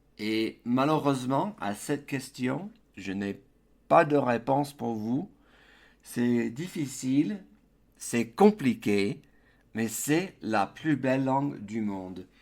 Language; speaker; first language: French; non-native, fluent; English